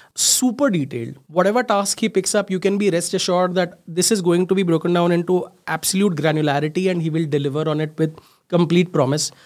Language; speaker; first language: English; non-native, local second language; Hindi